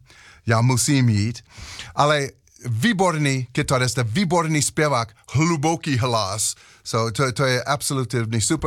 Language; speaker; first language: Czech; non-native, learner; English